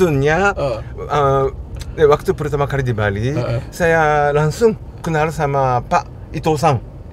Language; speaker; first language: Indonesian; non-native, fluent; Japanese